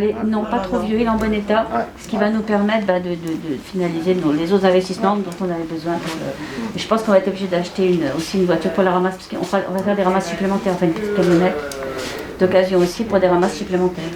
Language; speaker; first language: French; native; French